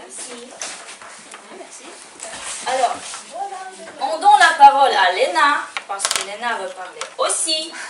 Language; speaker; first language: French; non-native, fluent; Ukrainian